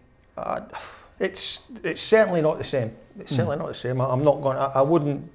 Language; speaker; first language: English; native; English